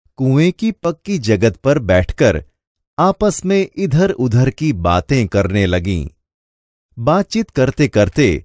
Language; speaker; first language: Hindi; non-native, local second language; Gujarati